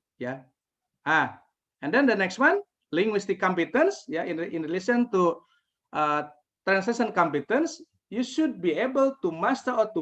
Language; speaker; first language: English; non-native, fluent; Indonesian